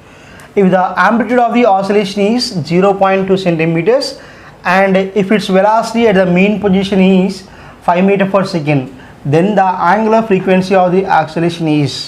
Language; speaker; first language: English; non-native, local second language; Telugu